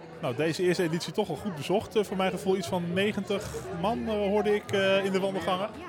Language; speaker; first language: Dutch; native; Dutch